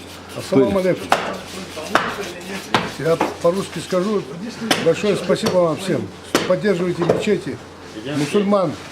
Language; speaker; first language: Russian; non-native, local second language; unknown